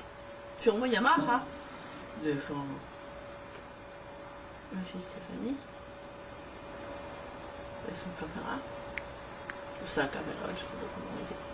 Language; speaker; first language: French; non-native, fluent; Spanish